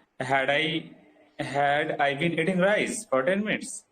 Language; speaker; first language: English; non-native, local second language; Bangla